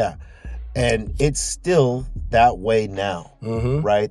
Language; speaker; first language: English; native; English